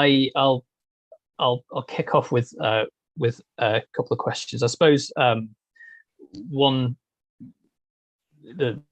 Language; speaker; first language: English; native; English